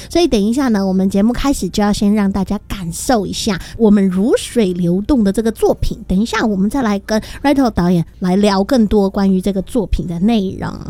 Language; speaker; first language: Chinese; native; Chinese